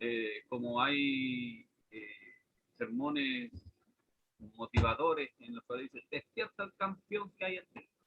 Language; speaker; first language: Spanish; native; Spanish